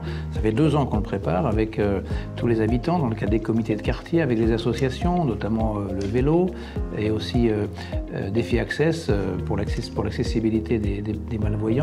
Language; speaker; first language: French; native; French